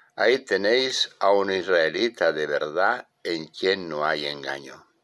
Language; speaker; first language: Spanish; native; Spanish